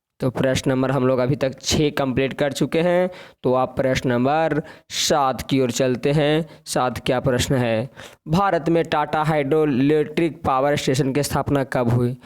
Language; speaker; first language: Hindi; native; Hindi